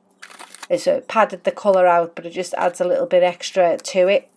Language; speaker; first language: English; native; English